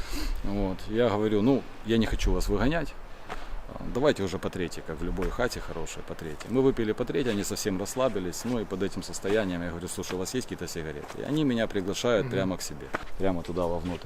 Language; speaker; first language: Russian; native; Russian